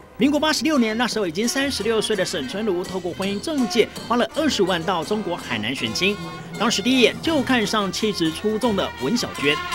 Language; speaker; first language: Chinese; native; Chinese